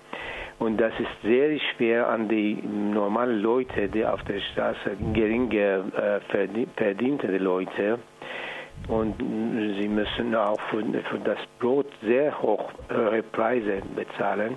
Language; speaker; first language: German; non-native, fluent; Persian